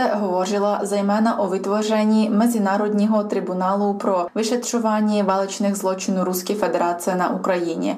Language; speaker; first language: Czech; non-native, fluent; Hungarian